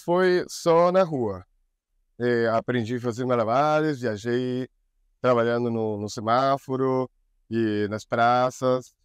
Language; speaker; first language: Portuguese; non-native, learner; Spanish